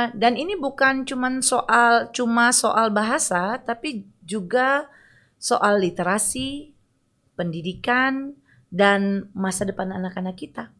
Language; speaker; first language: Indonesian; native; Indonesian